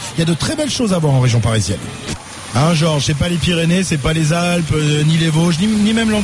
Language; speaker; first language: French; native; French